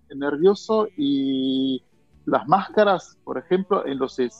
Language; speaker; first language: Spanish; non-native, fluent; German